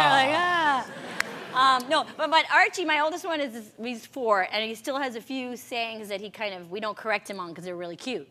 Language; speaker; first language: English; native; English